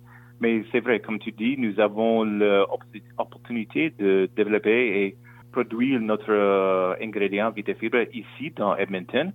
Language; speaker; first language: French; non-native, local second language; English